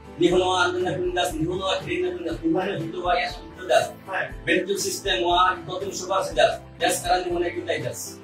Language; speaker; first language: Japanese; non-native, learner; Bangla